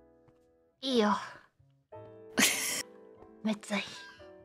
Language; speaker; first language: Japanese; non-native, learner; English